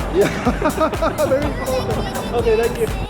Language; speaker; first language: English; non-native, fluent; Chinese